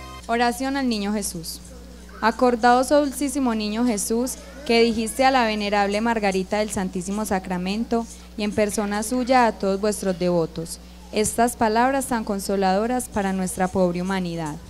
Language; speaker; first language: Spanish; native; Spanish